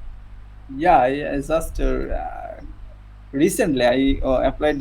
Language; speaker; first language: English; non-native, learner; Bangla